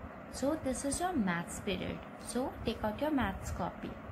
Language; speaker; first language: English; non-native, local second language; Hindi